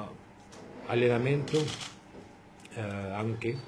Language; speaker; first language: Italian; non-native, fluent; French